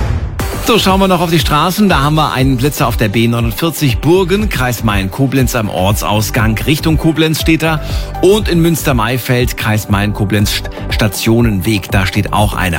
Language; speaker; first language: German; native; German